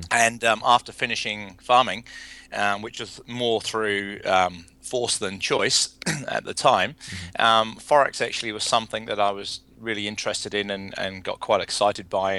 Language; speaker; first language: English; native; English